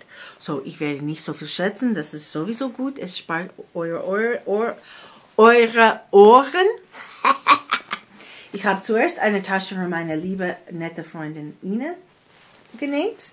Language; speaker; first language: German; non-native, fluent; English